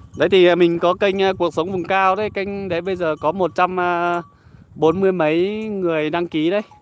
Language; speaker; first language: Vietnamese; non-native, local second language; Iu Mien